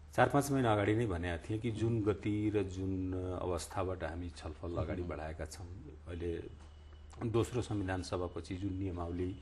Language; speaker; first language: Nepali; non-native, local second language; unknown